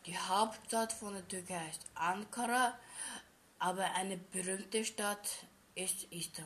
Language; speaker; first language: German; early bilingual, other home language; Turkish